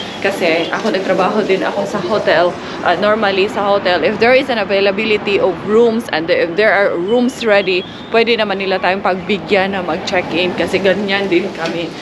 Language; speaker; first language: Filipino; non-native, local second language; Cebuano